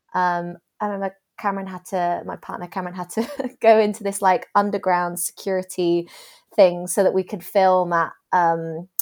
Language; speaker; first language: English; native; English